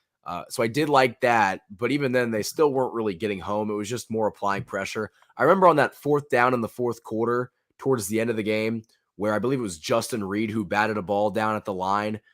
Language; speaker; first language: English; native; English